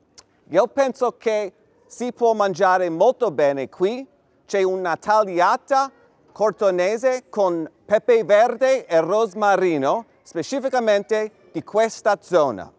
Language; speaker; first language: Italian; non-native, learner; English